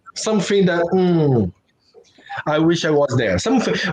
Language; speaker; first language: English; non-native, fluent; Portuguese